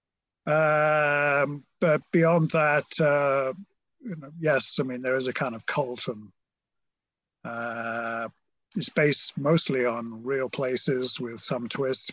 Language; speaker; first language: English; native; English